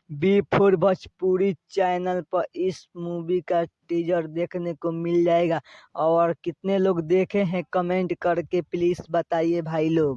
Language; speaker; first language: Hindi; non-native, local second language; Bhojpuri